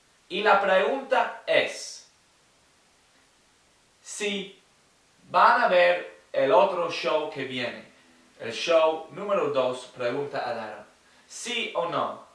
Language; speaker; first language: Spanish; non-native, learner; English